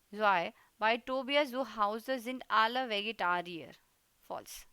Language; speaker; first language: German; non-native, fluent; Hindi